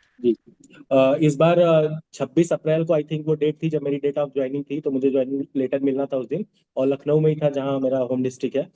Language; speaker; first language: Hindi; non-native, local second language; Bhojpuri